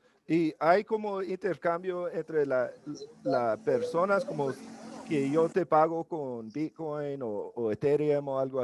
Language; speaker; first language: Spanish; non-native, learner; English